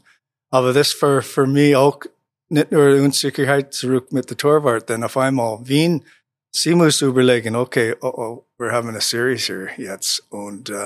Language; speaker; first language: German; non-native, learner; English